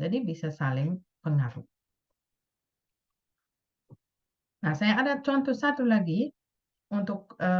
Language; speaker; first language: Indonesian; non-native, fluent; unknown